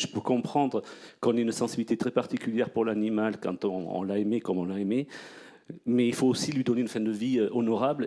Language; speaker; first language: French; native; French